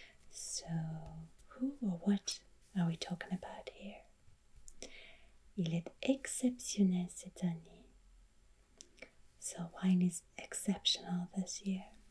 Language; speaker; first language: English; non-native, fluent; German